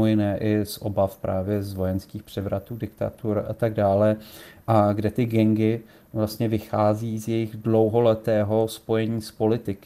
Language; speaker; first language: Czech; native; Czech